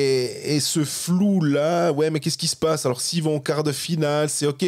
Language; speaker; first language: French; native; French